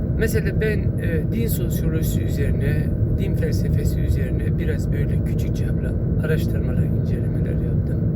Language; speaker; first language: Turkish; non-native, local second language; Kurdish